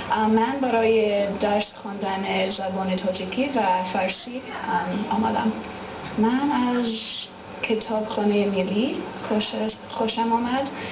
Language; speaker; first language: Persian; non-native, learner; English